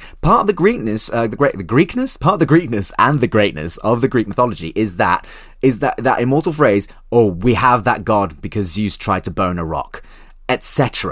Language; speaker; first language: English; native; English